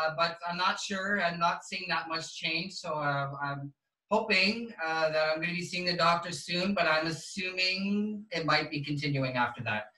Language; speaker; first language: English; native; English